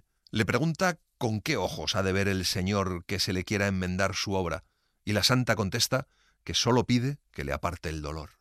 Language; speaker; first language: Spanish; native; Spanish